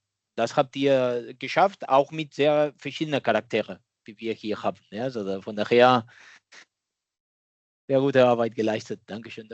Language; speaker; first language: German; non-native, fluent; Catalan